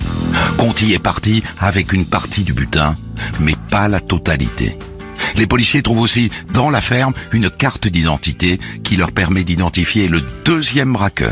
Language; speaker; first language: French; native; French